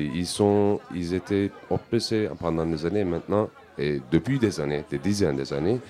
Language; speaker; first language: French; non-native, learner; Turkish